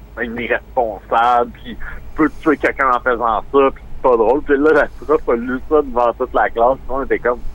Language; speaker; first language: French; native; French